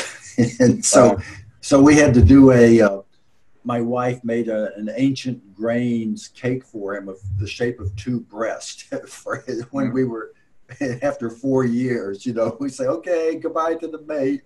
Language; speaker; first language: English; native; English